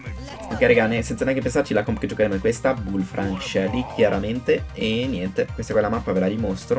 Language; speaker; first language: Italian; native; Italian